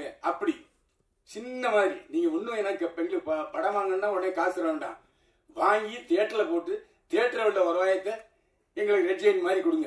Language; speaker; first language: Tamil; native; Tamil